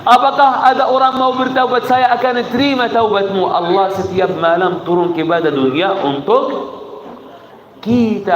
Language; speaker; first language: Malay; non-native, fluent; Arabic